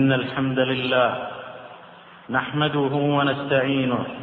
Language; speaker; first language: Arabic; native; Arabic